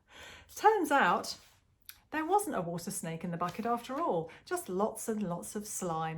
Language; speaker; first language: English; native; English